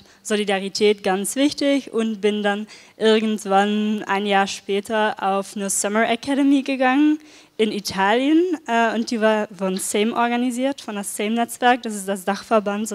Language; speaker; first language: German; non-native, fluent; Dutch